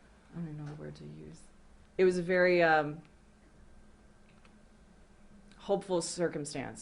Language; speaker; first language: English; native; English